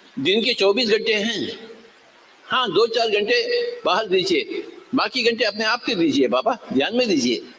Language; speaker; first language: Hindi; non-native, local second language; Telugu